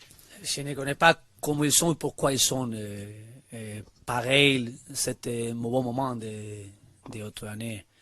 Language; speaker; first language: French; non-native, learner; Spanish